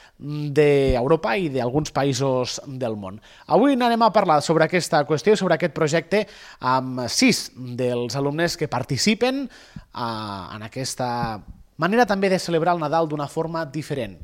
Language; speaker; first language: Catalan; native; Catalan